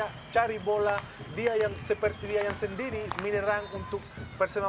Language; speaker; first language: Indonesian; non-native, fluent; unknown